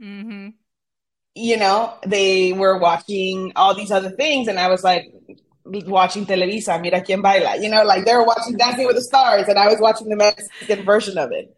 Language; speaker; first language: English; early bilingual, other home language; Spanish